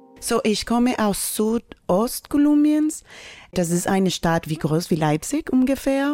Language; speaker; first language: German; non-native, fluent; Spanish